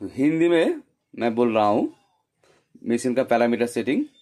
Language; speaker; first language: Hindi; non-native, local second language; Bangla